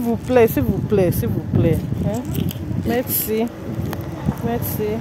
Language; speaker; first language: French; non-native, learner; Yoruba